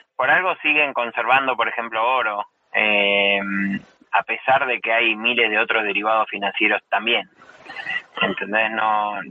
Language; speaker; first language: Spanish; native; Spanish